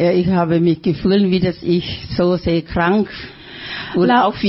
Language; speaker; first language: German; non-native, fluent; Thai